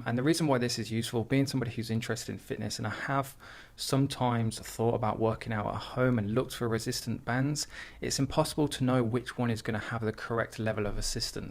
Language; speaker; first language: English; native; English